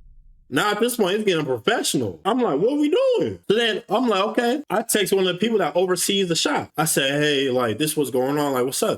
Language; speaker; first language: English; native; English